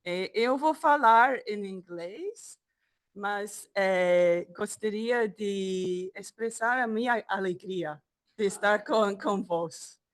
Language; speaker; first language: Portuguese; non-native, learner; English